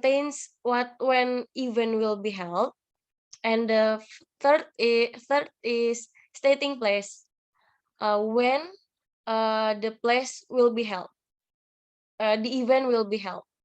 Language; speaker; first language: English; non-native, learner; Indonesian